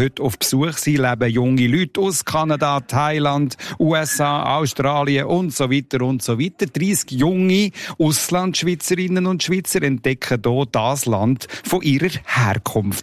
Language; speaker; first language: German; native; German